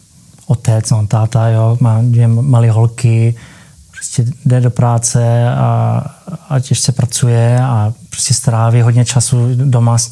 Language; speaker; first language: Czech; early bilingual, heritage; Czech